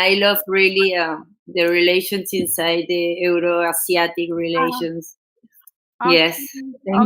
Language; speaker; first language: English; non-native, learner; Spanish